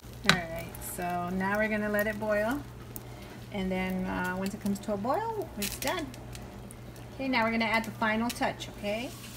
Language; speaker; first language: English; early bilingual, other home language; Spanish